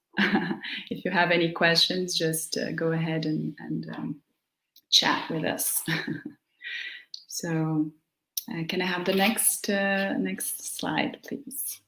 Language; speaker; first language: English; non-native, fluent; Portuguese